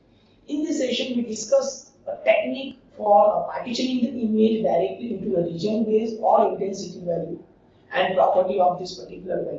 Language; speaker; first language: English; non-native, local second language; Gujarati